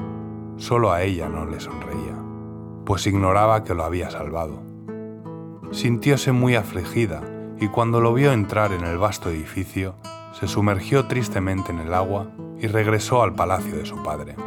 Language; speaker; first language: Spanish; native; Spanish